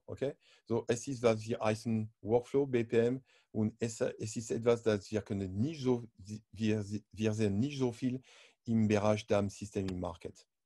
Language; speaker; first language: German; non-native, learner; French